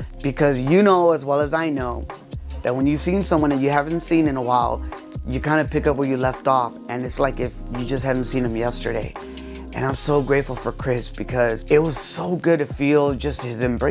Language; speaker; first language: English; early bilingual, other home language; Spanish